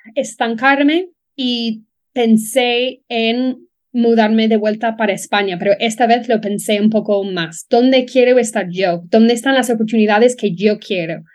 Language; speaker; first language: Spanish; non-native, fluent; English